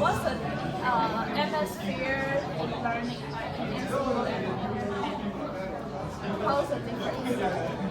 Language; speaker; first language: English; non-native, fluent; Chinese